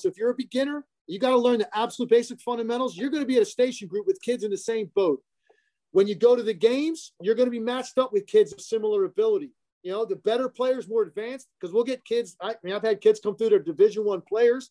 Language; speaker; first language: English; native; English